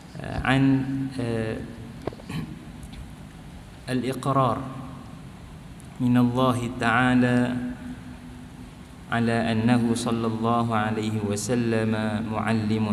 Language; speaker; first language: Arabic; non-native, fluent; Malay